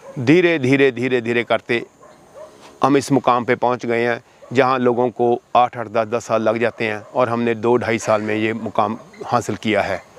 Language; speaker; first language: Hindi; non-native, local second language; Punjabi